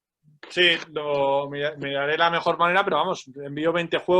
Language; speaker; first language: Spanish; native; Spanish